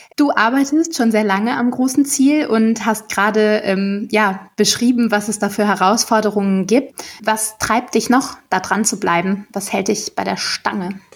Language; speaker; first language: German; native; German